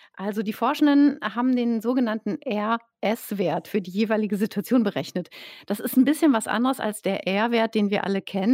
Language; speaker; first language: German; native; German